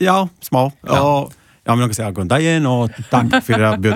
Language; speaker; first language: Icelandic; non-native, learner; Italian